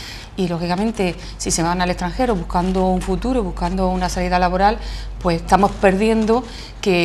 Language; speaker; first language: Spanish; native; Spanish